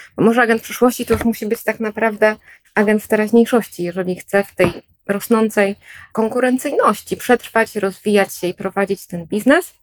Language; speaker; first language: Polish; native; Polish